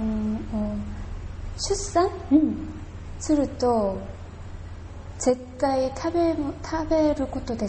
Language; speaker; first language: Japanese; non-native, learner; Korean